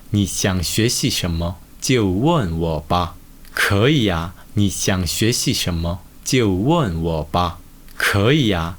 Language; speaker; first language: Chinese; non-native, fluent; Korean